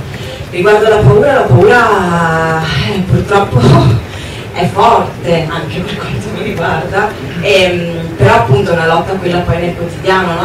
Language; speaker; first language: Italian; native; Italian